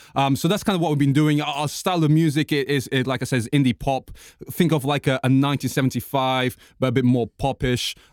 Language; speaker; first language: English; non-native, fluent; Portuguese